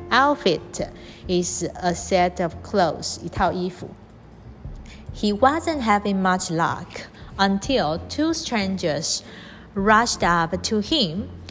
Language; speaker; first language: English; non-native, fluent; Chinese